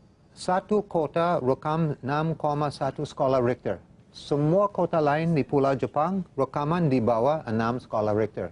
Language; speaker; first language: Indonesian; non-native, fluent; English